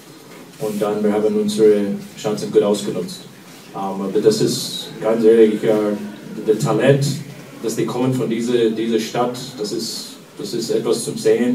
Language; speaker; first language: German; non-native, fluent; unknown